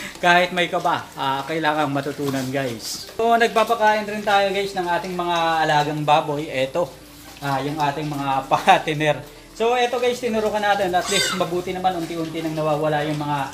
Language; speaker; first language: Filipino; native; Filipino